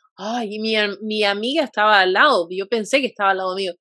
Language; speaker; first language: Spanish; early bilingual, heritage; Spanish